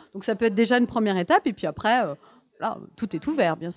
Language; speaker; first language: French; native; French